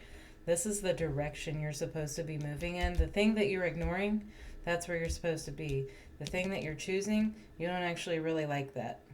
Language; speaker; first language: English; native; English